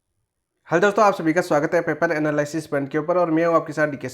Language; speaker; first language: Hindi; native; Hindi